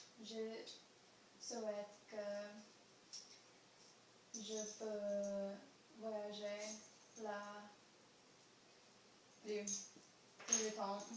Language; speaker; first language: French; non-native, learner; English